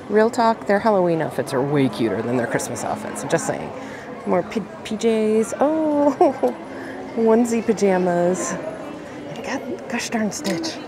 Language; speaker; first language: English; native; English